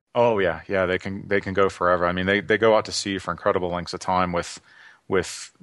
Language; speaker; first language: English; native; English